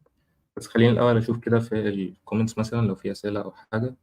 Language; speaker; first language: Arabic; native; Arabic